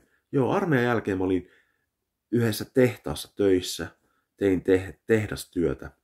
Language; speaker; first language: Finnish; early bilingual, heritage; Finnish